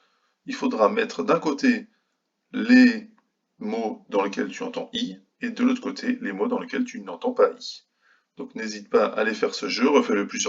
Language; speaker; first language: French; native; French